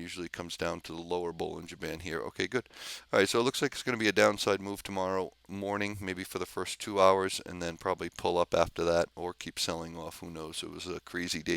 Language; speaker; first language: English; native; English